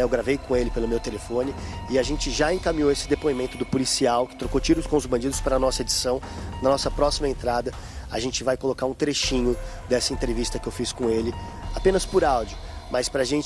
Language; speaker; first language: Portuguese; native; Portuguese